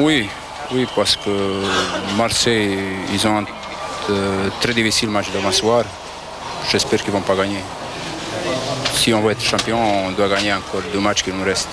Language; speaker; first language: French; non-native, fluent; Spanish